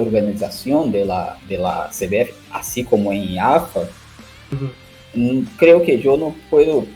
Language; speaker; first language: Spanish; non-native, learner; Portuguese